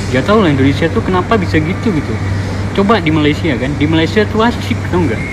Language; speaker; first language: Indonesian; native; Indonesian